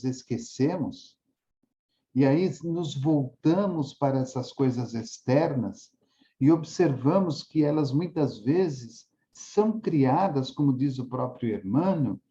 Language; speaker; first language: Portuguese; native; Portuguese